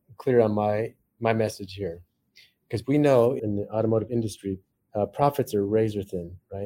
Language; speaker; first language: English; native; English